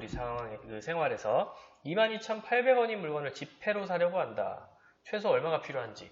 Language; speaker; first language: Korean; native; Korean